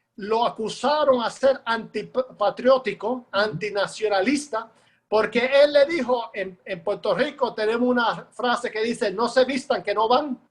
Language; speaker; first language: Spanish; early bilingual, heritage; Spanish